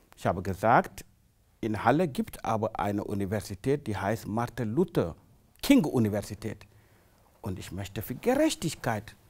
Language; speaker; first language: German; non-native, fluent; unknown